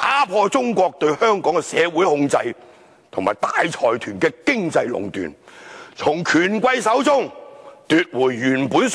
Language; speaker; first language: Chinese; non-native, local second language; Cantonese